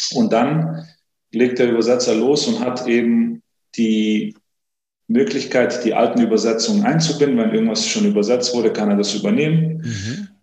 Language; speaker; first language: German; early bilingual, other home language; Greek